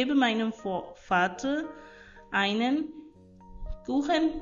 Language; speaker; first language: German; non-native, fluent; Hindi